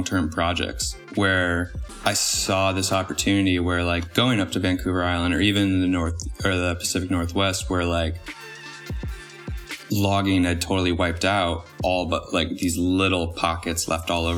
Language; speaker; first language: English; native; English